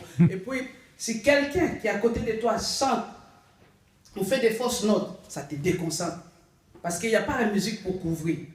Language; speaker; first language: French; non-native, local second language; Lingala